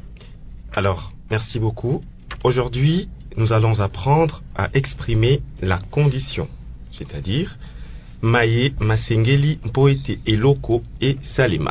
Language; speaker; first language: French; non-native, local second language; Lingala